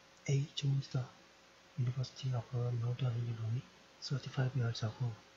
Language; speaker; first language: English; non-native, fluent; Korean